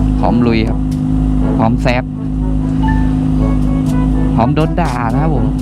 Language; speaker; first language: Thai; native; Thai